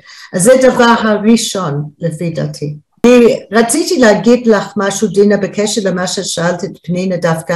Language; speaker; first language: Hebrew; non-native, fluent; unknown